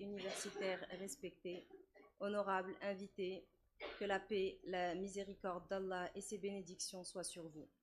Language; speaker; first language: French; non-native, local second language; Arabic